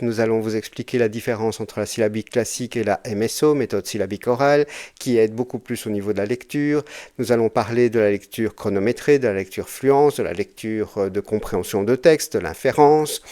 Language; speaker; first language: French; native; French